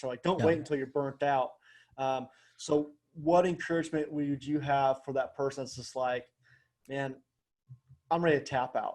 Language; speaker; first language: English; native; English